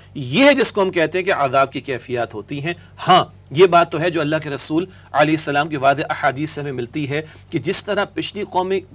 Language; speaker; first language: Urdu; native; Urdu